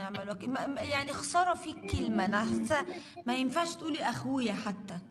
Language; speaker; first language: Arabic; native; Arabic